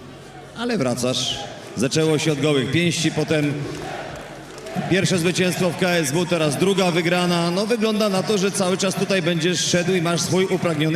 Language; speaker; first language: Polish; native; Polish